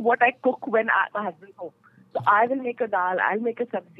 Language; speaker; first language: English; non-native, local second language; Hindi